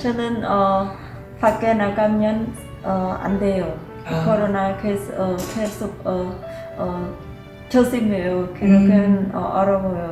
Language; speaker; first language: Korean; non-native, learner; Khmer